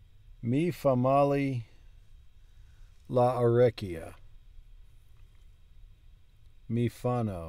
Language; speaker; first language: Italian; non-native, learner; English